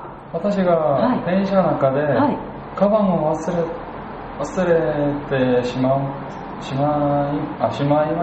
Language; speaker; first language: Japanese; non-native, learner; Korean